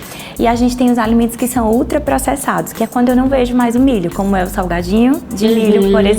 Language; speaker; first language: Portuguese; native; Portuguese